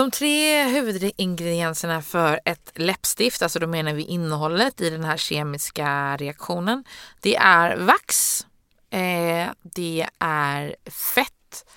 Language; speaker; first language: Swedish; native; Swedish